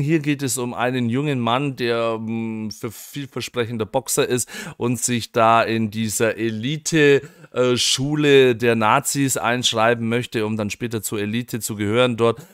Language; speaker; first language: German; native; German